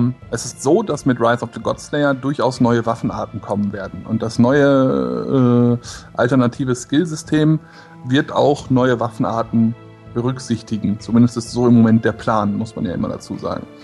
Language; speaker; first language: German; native; German